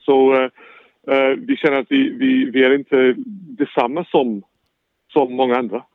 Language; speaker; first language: Swedish; non-native, fluent; English